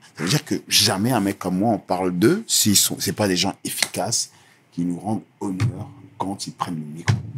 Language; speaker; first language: French; early bilingual, other home language; Lingala